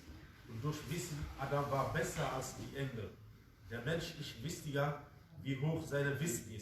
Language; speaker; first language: German; non-native, fluent; Fula